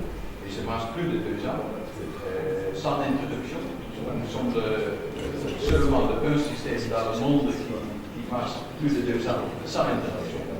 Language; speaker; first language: French; non-native, learner; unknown